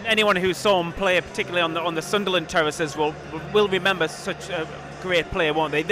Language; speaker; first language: English; native; English